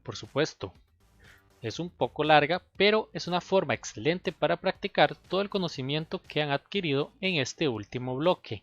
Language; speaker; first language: Spanish; native; Spanish